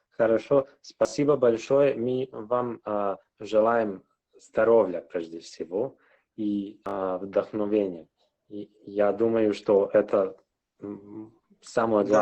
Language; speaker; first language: Russian; non-native, local second language; Serbian